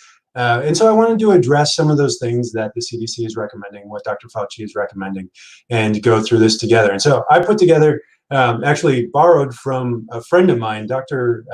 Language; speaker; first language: English; native; English